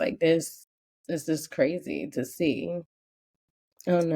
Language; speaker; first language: English; native; English